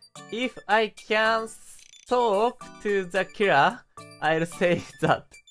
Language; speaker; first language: English; non-native, learner; Japanese